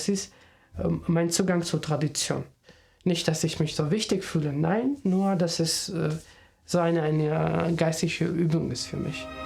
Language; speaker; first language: German; non-native, fluent; Armenian